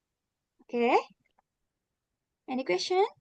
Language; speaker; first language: English; non-native, learner; Indonesian